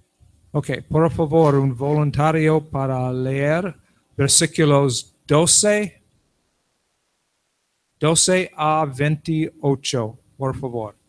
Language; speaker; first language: Spanish; non-native, learner; English